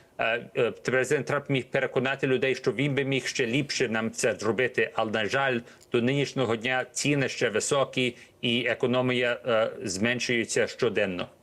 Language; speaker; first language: Ukrainian; early bilingual, heritage; Ukrainian